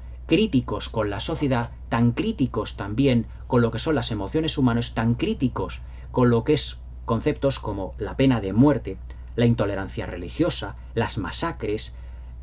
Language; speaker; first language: Spanish; native; Spanish